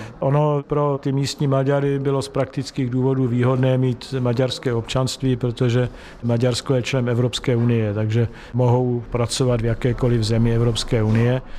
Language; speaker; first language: Czech; native; Czech